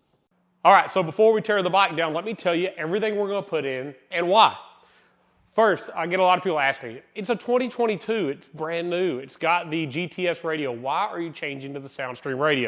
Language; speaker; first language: English; native; English